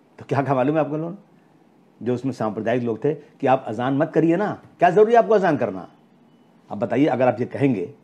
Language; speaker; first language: Hindi; native; Hindi